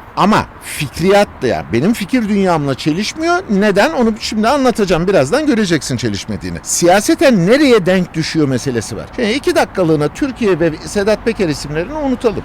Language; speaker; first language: Turkish; native; Turkish